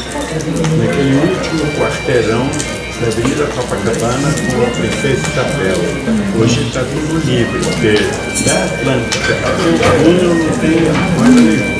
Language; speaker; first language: Portuguese; non-native, fluent; German